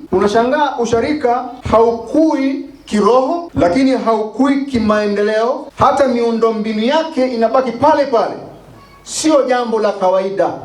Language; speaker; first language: Swahili; non-native, local second language; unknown